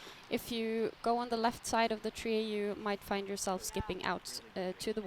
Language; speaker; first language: English; non-native, fluent; Norwegian